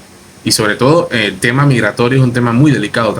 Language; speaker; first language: Spanish; native; Spanish